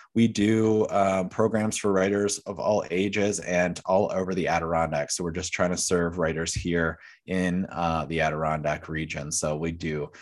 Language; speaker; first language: English; native; English